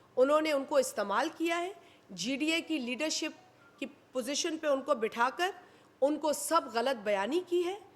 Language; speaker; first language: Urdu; non-native, local second language; Sindhi